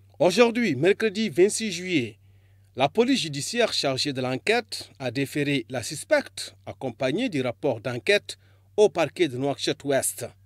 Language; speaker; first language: French; non-native, local second language; Arabic